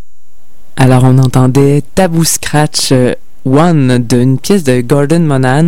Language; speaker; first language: French; native; French